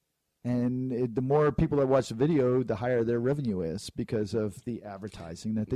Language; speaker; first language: English; native; English